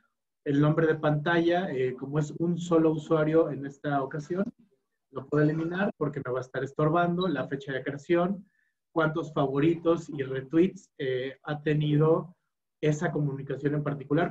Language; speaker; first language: Spanish; native; Spanish